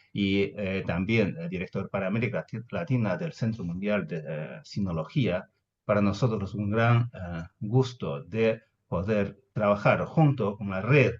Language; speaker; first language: Spanish; non-native, fluent; Chinese